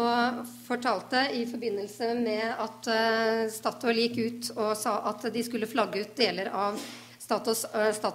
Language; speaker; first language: Norwegian; native; Norwegian